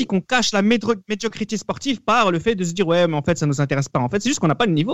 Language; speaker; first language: French; native; French